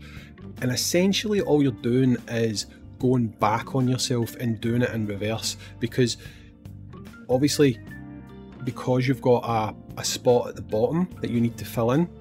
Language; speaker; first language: English; native; English